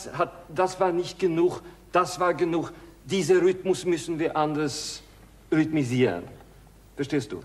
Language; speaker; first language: German; non-native, fluent; Swedish